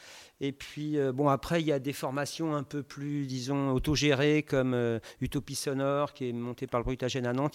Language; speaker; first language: French; native; French